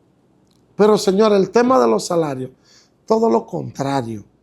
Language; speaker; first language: Spanish; native; Spanish